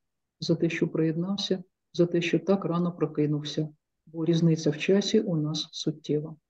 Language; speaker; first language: Ukrainian; native; Ukrainian